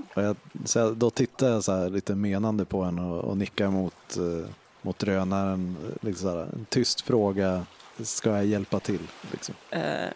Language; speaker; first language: Swedish; native; Swedish